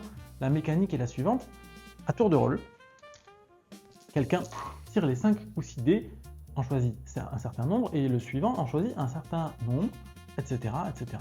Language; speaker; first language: French; native; French